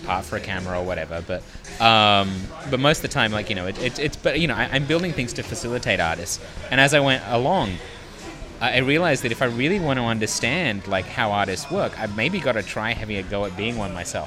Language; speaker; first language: English; native; English